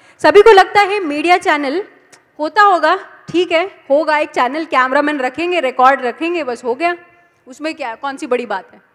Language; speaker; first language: Hindi; non-native, local second language; Telugu